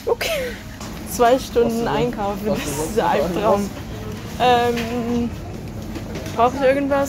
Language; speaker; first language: German; non-native, fluent; Korean